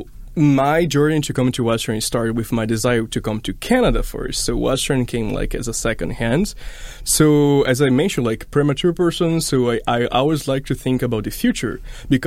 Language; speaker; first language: English; non-native, fluent; Portuguese